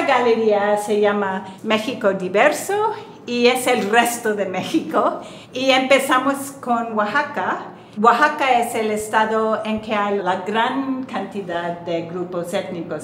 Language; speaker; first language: Spanish; non-native, fluent; English